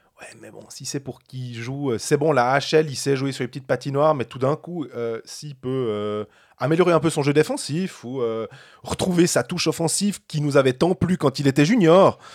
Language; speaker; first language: French; native; French